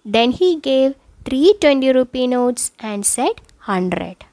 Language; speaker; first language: English; non-native, local second language; Malayalam